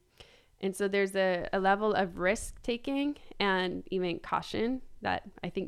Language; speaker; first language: English; native; English